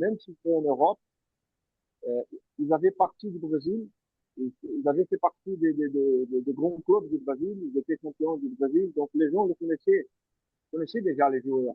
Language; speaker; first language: French; non-native, fluent; Portuguese